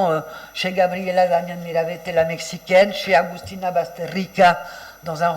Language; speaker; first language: French; native; French